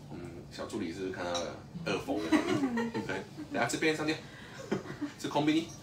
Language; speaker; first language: Chinese; native; Chinese